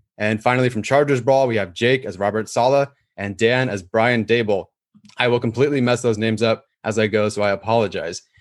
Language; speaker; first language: English; native; English